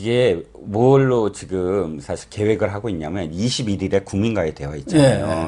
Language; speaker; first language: Korean; native; Korean